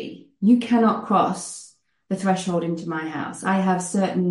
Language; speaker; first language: English; native; English